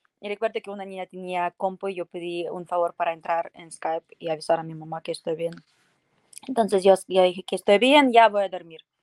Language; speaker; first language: Spanish; non-native, fluent; Ukrainian